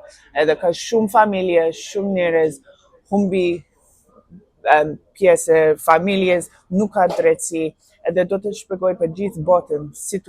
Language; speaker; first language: Albanian; non-native, learner; English